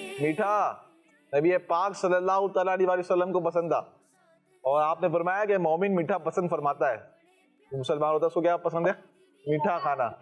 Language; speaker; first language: Urdu; native; Urdu